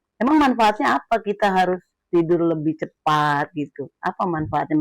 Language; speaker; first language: Indonesian; native; Indonesian